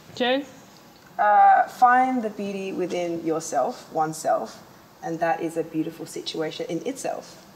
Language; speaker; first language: English; native; English